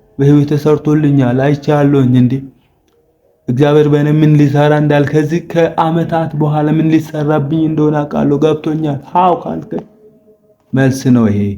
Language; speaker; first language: Amharic; native; Amharic